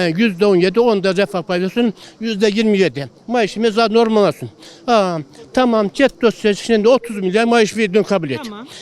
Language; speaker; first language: Turkish; native; Turkish